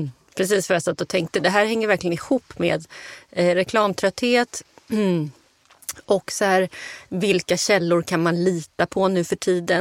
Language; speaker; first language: Swedish; native; Swedish